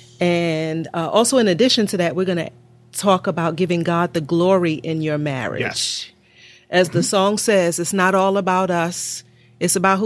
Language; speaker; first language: English; native; English